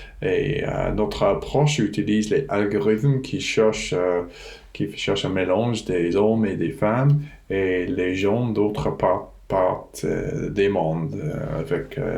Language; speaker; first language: French; non-native, fluent; English